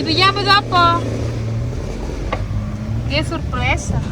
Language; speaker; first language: Italian; non-native, learner; Filipino